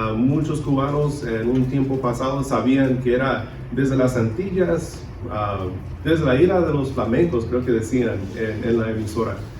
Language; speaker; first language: Spanish; early bilingual, other home language; English